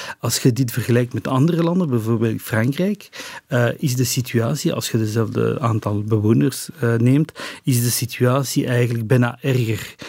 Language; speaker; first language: Dutch; non-native, local second language; French